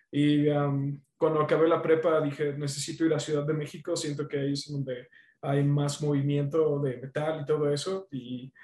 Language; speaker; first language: Spanish; native; Spanish